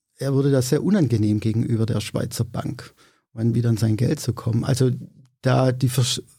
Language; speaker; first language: German; native; German